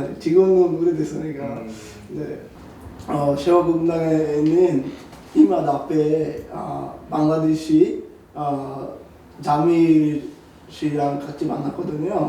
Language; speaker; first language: Korean; non-native, learner; Bangla